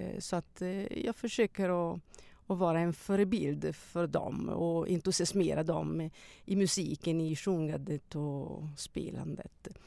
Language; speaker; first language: Swedish; non-native, fluent; Italian